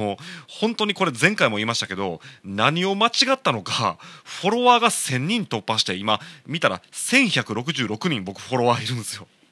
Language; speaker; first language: Japanese; native; Japanese